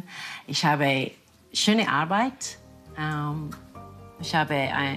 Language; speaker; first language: German; non-native, fluent; English